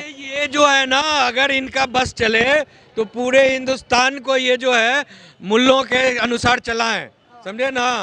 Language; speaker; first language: Hindi; native; Hindi